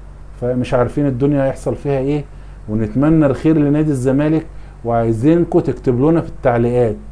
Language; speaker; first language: Arabic; native; Arabic